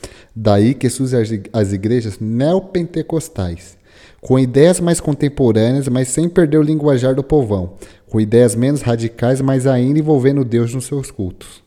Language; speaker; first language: Portuguese; native; Portuguese